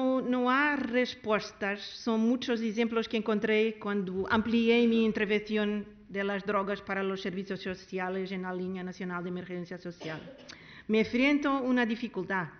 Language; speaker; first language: Spanish; non-native, learner; Portuguese